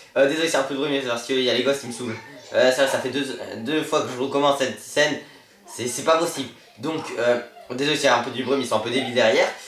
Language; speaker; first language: French; native; French